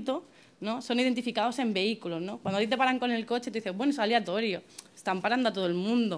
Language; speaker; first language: Spanish; native; Spanish